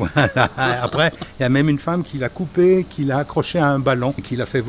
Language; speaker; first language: French; native; French